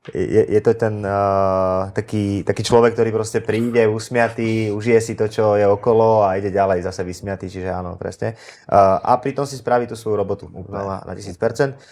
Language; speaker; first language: Slovak; native; Slovak